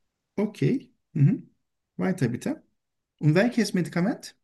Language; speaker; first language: German; non-native, learner; Turkish